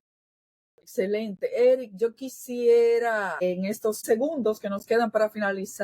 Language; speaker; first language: Spanish; native; Spanish